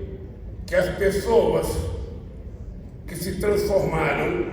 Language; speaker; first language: Portuguese; native; Portuguese